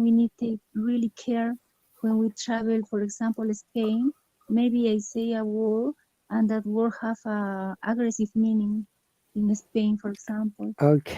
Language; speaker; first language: English; non-native, learner; Spanish